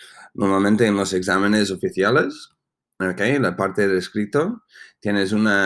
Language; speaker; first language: Spanish; non-native, fluent; English